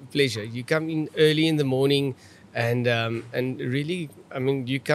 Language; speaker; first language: English; non-native, local second language; Afrikaans